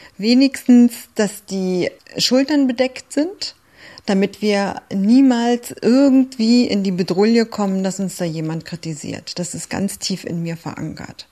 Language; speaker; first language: German; early bilingual, other home language; Greek